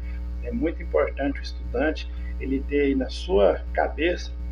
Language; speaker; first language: Portuguese; native; Portuguese